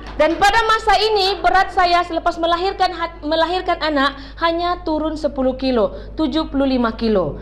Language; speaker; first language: Malay; native; Malay